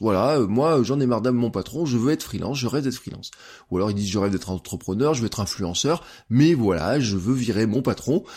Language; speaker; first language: French; native; French